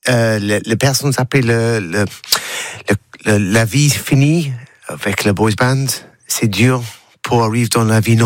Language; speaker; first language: French; non-native, learner; English